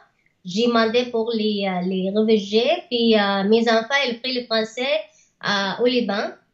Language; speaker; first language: French; non-native, learner; Arabic